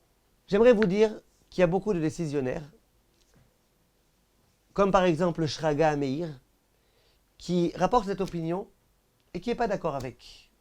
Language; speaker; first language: French; native; French